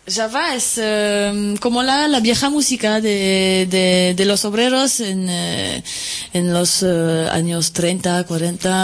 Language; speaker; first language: Spanish; non-native, fluent; French